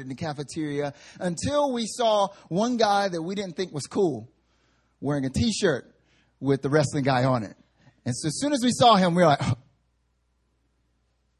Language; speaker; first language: English; native; English